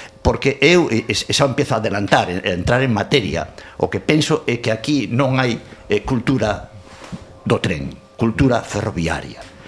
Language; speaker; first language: Galician; non-native, local second language; Spanish